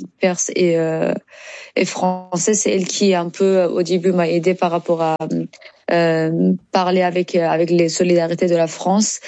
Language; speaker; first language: French; non-native, learner; Persian